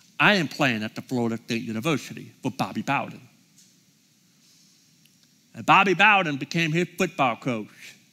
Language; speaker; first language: English; native; English